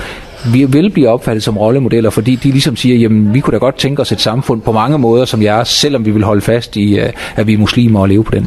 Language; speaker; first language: Danish; native; Danish